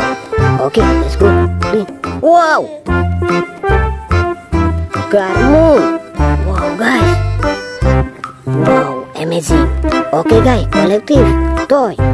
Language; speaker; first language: English; non-native, learner; Indonesian